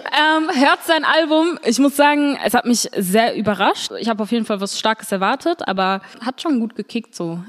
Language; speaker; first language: German; early bilingual, other home language; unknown